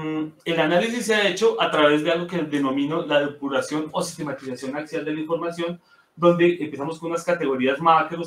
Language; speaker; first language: Spanish; native; Spanish